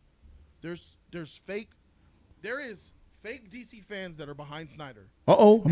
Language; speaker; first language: English; native; English